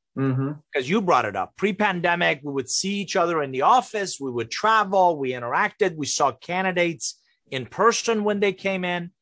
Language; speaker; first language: English; non-native, fluent; Persian